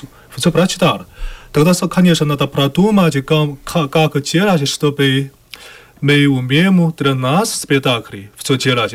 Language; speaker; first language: Russian; non-native, learner; Chinese